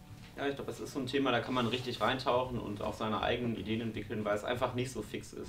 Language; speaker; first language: German; native; German